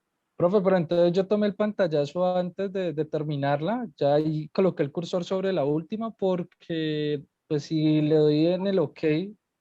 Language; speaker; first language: Spanish; native; Spanish